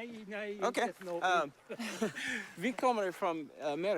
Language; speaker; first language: Swedish; non-native, learner; English